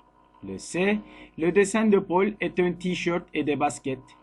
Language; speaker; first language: French; non-native, learner; Turkish